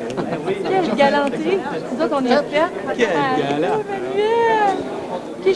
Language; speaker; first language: French; native; French